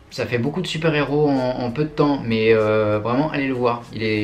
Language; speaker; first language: French; native; French